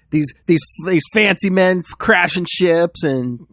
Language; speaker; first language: English; native; English